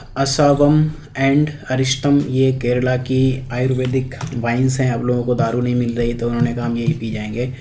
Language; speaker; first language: Hindi; native; Hindi